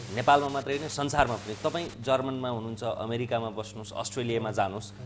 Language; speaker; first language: Nepali; native; Nepali